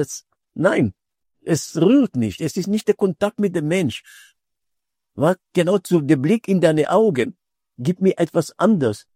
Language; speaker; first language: German; non-native, fluent; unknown